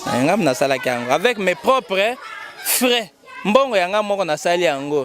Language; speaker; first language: Lingala; native; Lingala